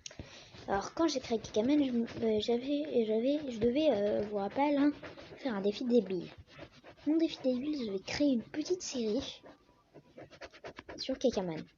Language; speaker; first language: French; native; French